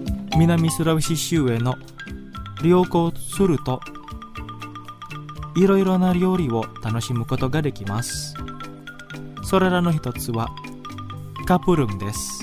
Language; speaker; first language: Japanese; non-native, fluent; Indonesian